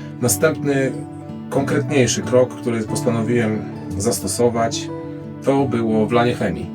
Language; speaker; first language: Polish; native; Polish